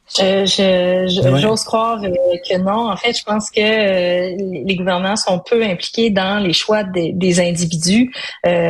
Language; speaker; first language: French; native; French